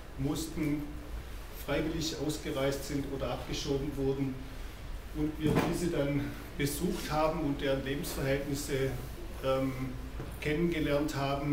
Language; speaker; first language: German; native; German